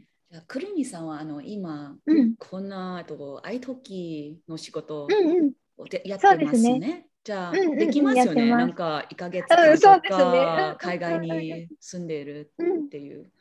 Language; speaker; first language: Japanese; non-native, learner; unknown